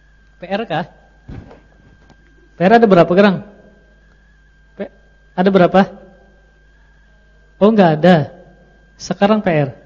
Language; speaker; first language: Indonesian; non-native, local second language; Banjar